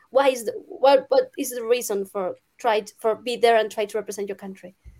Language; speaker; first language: English; non-native, learner; Spanish